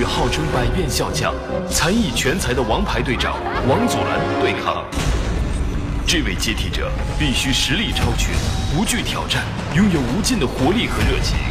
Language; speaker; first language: Chinese; native; Chinese